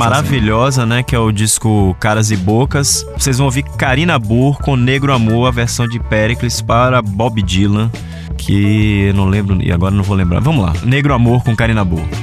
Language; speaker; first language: Portuguese; native; Portuguese